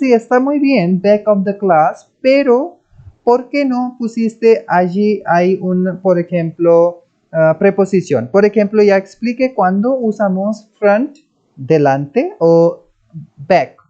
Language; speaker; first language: Spanish; non-native, fluent; Hindi